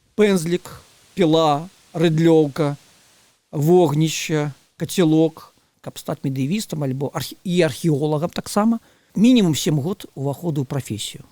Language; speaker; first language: Belarusian; native; Belarusian